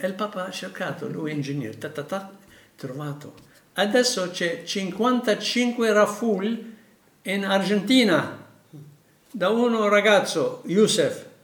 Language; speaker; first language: Italian; non-native, learner; Arabic